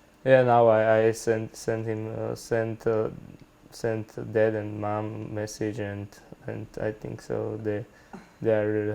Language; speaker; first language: English; non-native, learner; Slovak